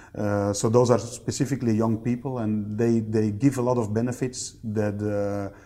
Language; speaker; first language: English; non-native, fluent; Dutch